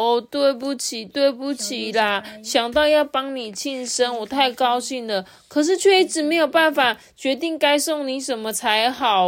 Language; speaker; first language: Chinese; native; Chinese